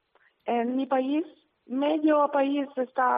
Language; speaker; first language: Spanish; non-native, learner; Ukrainian